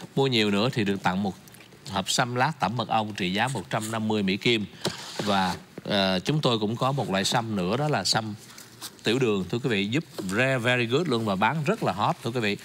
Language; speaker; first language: Vietnamese; native; Vietnamese